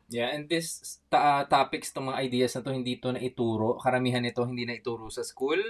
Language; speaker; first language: Filipino; native; Filipino